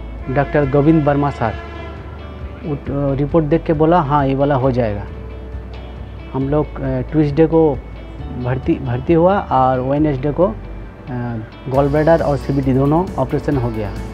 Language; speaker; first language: Hindi; non-native, local second language; Bangla